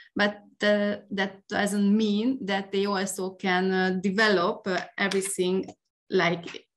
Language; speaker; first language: English; non-native, fluent; Hungarian